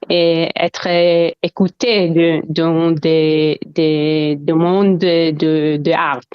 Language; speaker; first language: French; non-native, learner; Hebrew